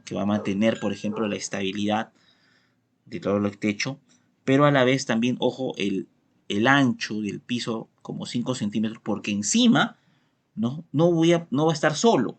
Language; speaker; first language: Spanish; native; Spanish